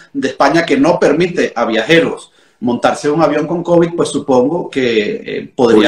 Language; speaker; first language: Spanish; native; Spanish